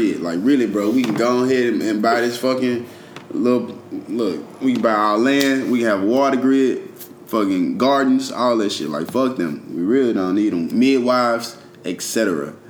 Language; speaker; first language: English; native; English